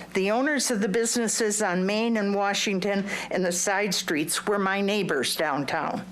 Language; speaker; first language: English; native; English